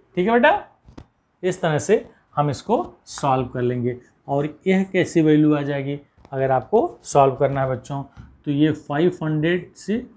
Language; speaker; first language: Hindi; native; Hindi